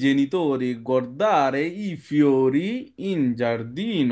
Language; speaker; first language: Italian; non-native, learner; Bangla